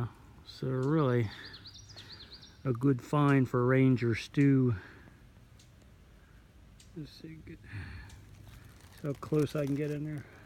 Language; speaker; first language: English; native; English